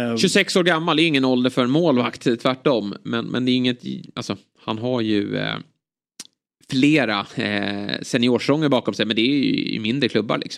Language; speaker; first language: Swedish; native; Swedish